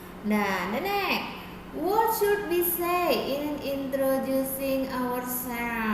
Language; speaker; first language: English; non-native, fluent; Indonesian